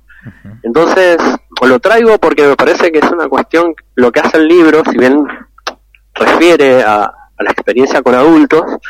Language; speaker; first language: Spanish; native; Spanish